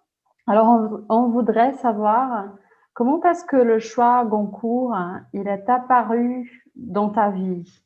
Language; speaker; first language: French; non-native, fluent; Portuguese